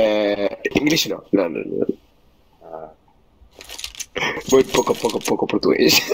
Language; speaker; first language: Portuguese; non-native, learner; Spanish